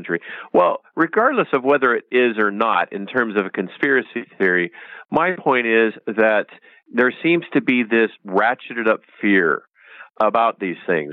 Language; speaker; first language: English; native; English